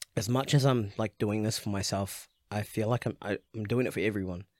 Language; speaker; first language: English; native; English